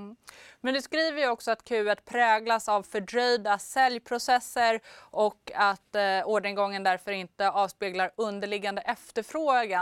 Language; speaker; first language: Swedish; native; Swedish